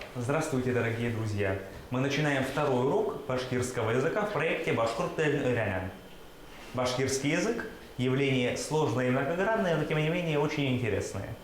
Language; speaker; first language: Russian; native; Russian